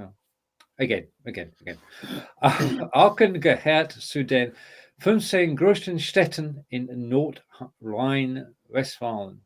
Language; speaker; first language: German; non-native, learner; English